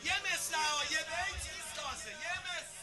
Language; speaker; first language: Persian; native; Persian